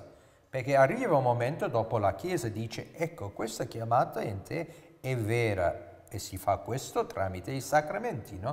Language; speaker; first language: Italian; non-native, fluent; English